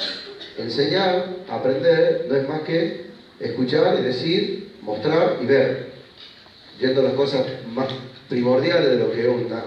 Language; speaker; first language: Spanish; native; Spanish